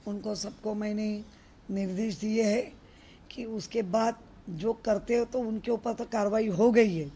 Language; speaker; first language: Hindi; non-native, local second language; Marathi